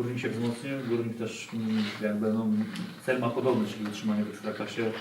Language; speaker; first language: Polish; native; Polish